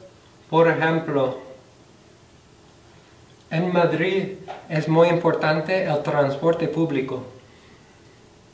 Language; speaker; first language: Spanish; non-native, fluent; English